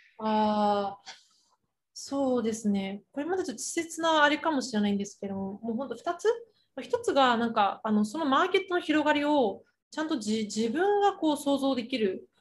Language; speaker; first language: Japanese; early bilingual, other home language; Chinese